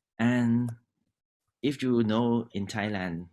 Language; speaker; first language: English; non-native, learner; Thai